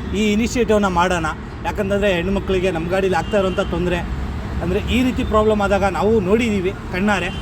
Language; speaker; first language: Kannada; non-native, local second language; Urdu